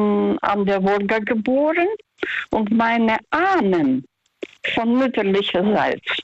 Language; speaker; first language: German; non-native, fluent; Russian